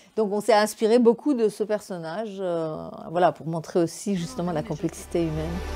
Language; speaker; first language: French; non-native, fluent; Persian